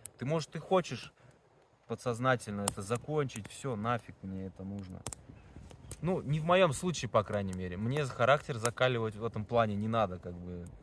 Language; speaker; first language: Russian; native; Russian